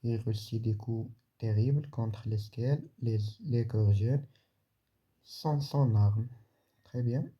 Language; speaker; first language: French; non-native, local second language; Arabic